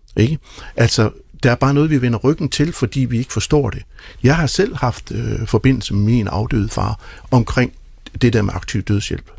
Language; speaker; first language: Danish; native; Danish